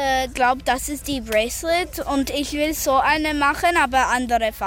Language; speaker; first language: German; non-native, learner; English